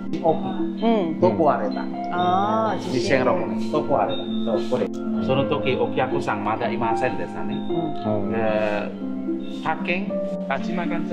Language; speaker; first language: Japanese; non-native, learner; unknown